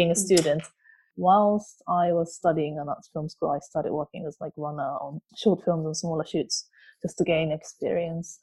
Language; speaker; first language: English; non-native, fluent; Japanese